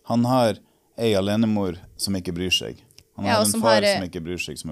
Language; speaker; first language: Norwegian; native; Norwegian